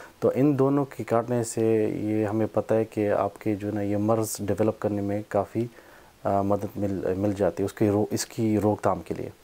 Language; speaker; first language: Urdu; non-native, local second language; Pashto